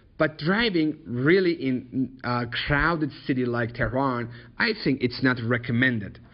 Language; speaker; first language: English; non-native, fluent; Persian